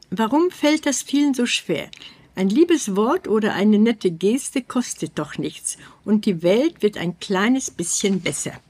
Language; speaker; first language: German; native; German